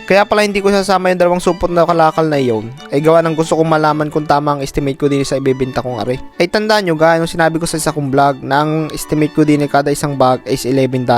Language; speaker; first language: Filipino; native; Filipino